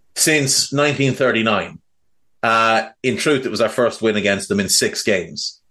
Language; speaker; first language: English; native; English